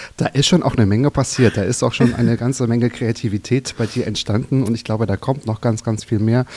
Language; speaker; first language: German; native; German